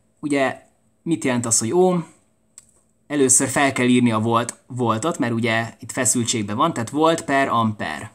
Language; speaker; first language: Hungarian; native; Hungarian